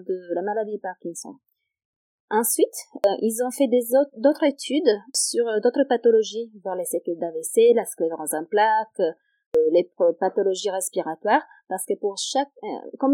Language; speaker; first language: French; non-native, fluent; Italian